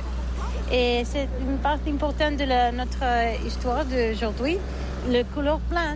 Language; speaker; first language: French; non-native, learner; Catalan